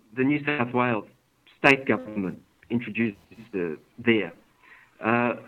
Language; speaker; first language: English; native; English